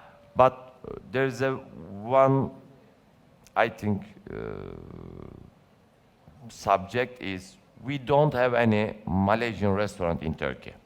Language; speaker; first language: English; non-native, learner; Turkish